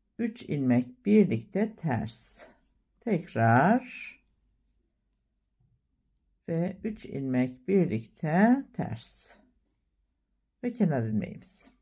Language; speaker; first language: Turkish; native; Turkish